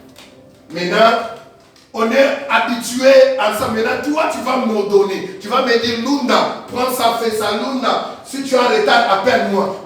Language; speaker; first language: French; non-native, local second language; Lingala